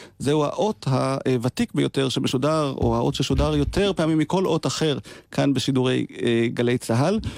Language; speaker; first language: Hebrew; native; Hebrew